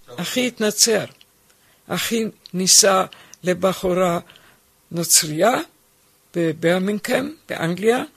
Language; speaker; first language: Hebrew; non-native, fluent; German